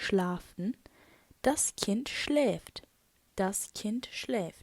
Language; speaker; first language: German; non-native, fluent; Turkish